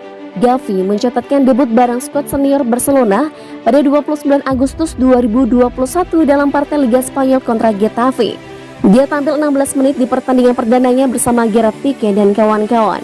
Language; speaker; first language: Indonesian; native; Indonesian